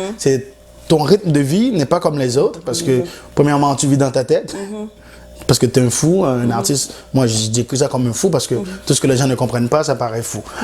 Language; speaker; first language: French; non-native, local second language; Haitian Creole